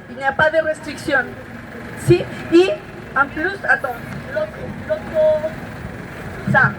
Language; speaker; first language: French; non-native, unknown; Spanish